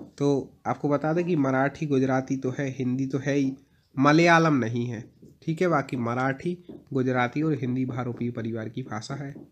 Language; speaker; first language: Hindi; native; Hindi